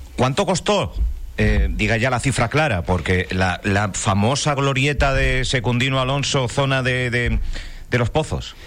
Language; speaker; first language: Spanish; native; Spanish